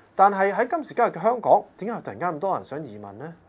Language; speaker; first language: Cantonese; native; Cantonese